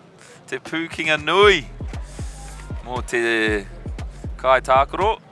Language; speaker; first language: Māori; non-native, local second language; English